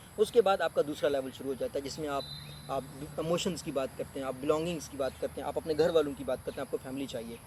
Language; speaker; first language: Urdu; non-native, local second language; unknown